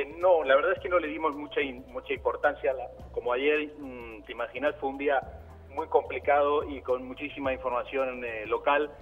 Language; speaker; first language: Spanish; native; Spanish